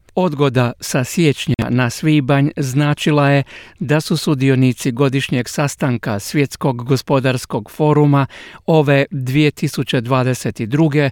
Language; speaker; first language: Croatian; native; Croatian